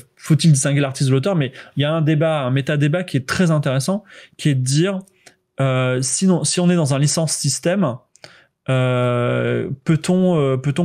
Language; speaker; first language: French; native; French